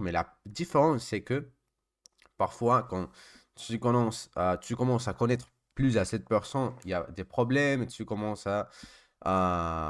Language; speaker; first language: French; non-native, learner; Spanish